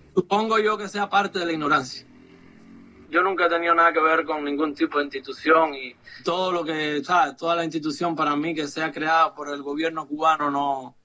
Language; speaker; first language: Spanish; native; Spanish